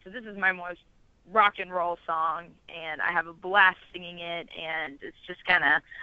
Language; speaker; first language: English; native; English